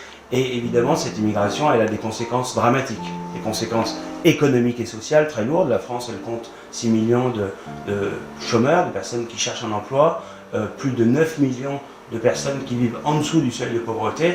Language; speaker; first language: French; native; French